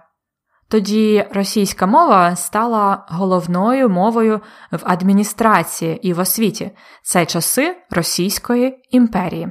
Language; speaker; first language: Ukrainian; native; Ukrainian